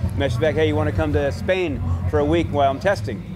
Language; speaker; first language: English; native; English